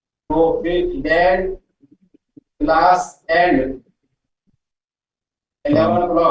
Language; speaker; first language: English; non-native, learner; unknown